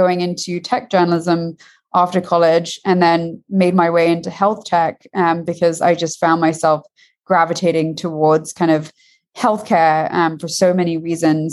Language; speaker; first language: English; native; English